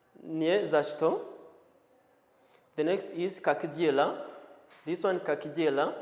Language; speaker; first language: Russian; non-native, learner; Kinyarwanda